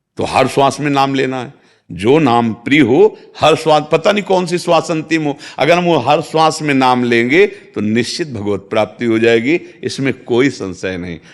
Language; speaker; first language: Hindi; native; Hindi